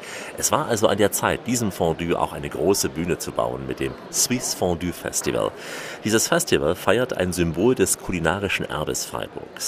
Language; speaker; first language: German; native; German